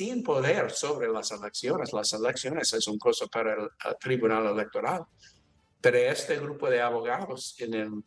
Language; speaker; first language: Spanish; non-native, learner; English